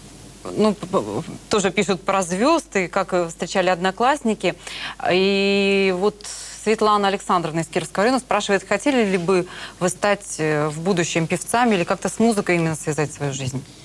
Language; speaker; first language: Russian; native; Russian